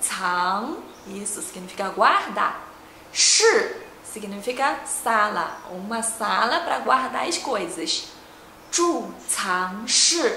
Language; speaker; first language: Portuguese; non-native, fluent; Chinese